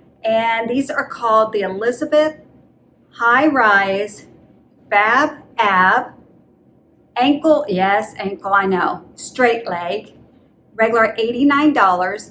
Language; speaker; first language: English; native; English